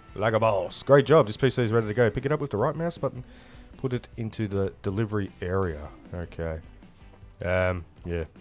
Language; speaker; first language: English; native; English